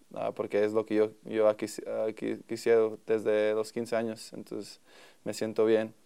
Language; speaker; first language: Spanish; early bilingual, heritage; Spanish